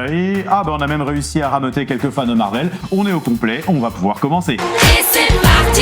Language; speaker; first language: French; native; French